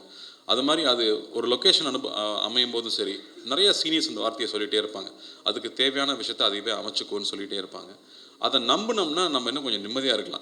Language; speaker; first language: Tamil; native; Tamil